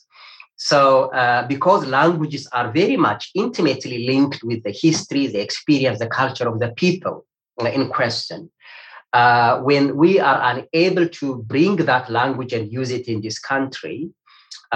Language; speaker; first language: English; non-native, fluent; Amharic